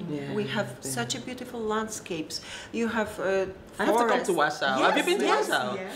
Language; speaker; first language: English; non-native, learner; Polish